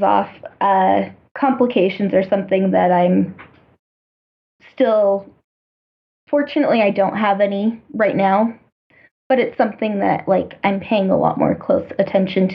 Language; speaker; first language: English; native; English